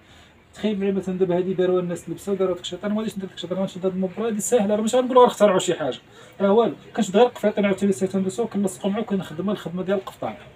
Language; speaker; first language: Arabic; native; Arabic